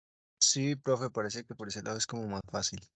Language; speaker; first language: Spanish; native; Spanish